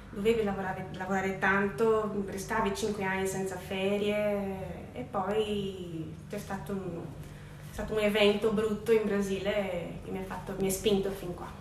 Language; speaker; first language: Italian; non-native, fluent; Portuguese